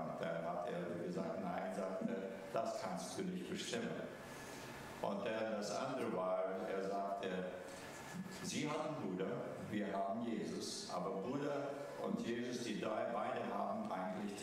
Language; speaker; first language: German; early bilingual, heritage; German